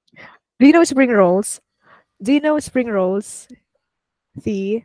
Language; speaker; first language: English; non-native, fluent; Vietnamese